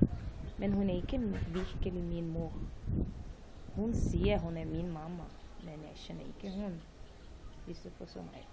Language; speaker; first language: Norwegian; non-native, learner; Portuguese